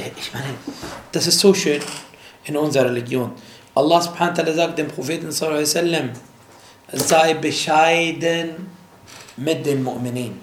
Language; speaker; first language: German; non-native, fluent; Arabic